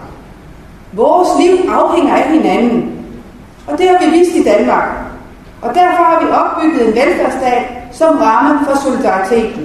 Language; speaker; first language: Danish; native; Danish